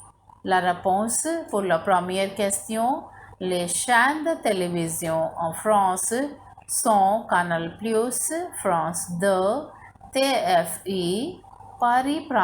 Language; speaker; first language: French; non-native, learner; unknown